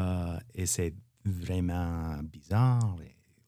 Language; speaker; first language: French; non-native, learner; English